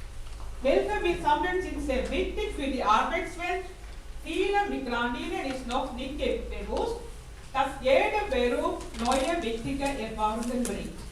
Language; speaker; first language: German; non-native, fluent; Tamil